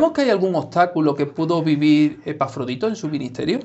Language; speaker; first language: Spanish; native; Spanish